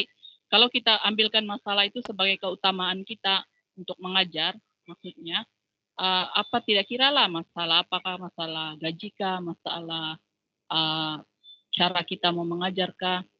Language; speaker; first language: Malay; non-native, local second language; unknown